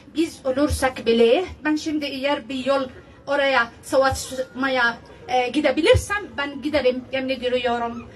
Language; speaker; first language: Turkish; non-native, learner; Arabic